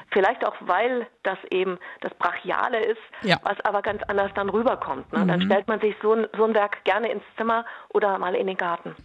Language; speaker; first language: German; native; German